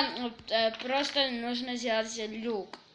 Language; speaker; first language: Russian; early bilingual, heritage; Russian